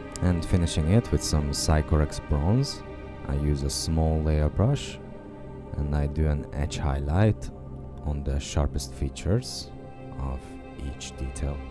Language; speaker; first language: English; non-native, fluent; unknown